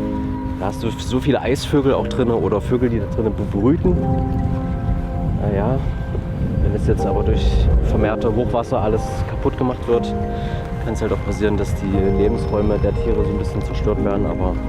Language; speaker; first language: German; native; German